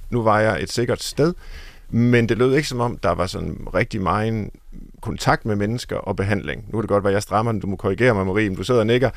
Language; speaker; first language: Danish; native; Danish